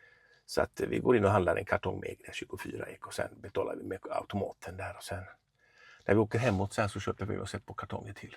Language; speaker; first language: Swedish; native; Swedish